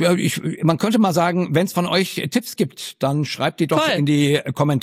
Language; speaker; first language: German; native; German